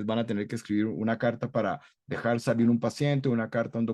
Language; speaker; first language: Spanish; non-native, fluent; English